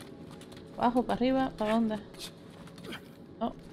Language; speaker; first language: Spanish; early bilingual, heritage; Spanish